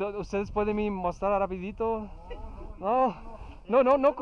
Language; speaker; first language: Spanish; non-native, learner; English